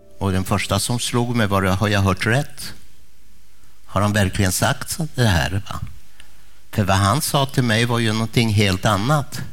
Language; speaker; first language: Swedish; early bilingual, other home language; Polish